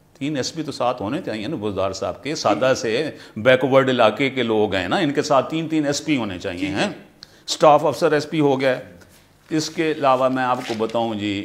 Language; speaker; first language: Urdu; native; Urdu